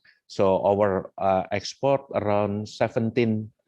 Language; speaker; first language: English; non-native, fluent; Indonesian